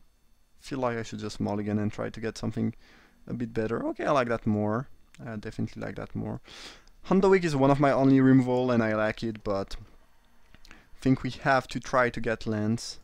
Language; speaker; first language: English; non-native, fluent; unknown